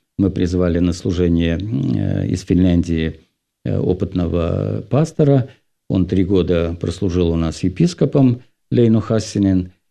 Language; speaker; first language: Russian; non-native, local second language; Finnish